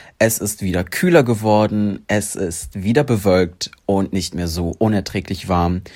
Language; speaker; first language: German; early bilingual, other home language; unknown